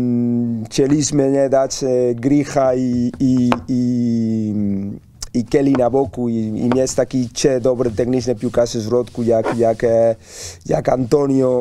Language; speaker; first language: Polish; non-native, learner; Spanish